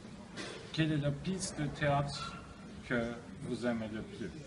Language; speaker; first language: French; non-native, learner; Turkish